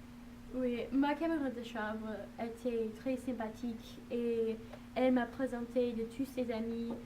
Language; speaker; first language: French; non-native, learner; English